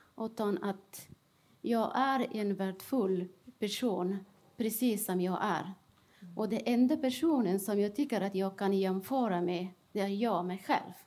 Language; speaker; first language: Swedish; non-native, fluent; Persian